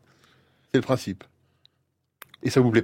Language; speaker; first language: French; native; French